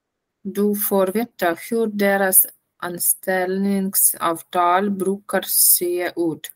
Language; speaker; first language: Swedish; non-native, learner; Russian